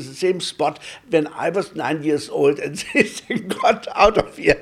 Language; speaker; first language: English; early bilingual, other home language; Polish